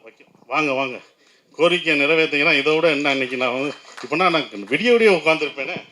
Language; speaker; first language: Tamil; native; Tamil